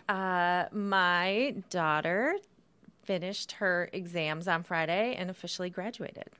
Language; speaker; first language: English; native; English